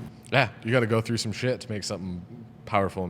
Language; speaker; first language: English; native; English